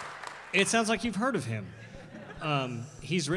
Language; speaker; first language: English; native; English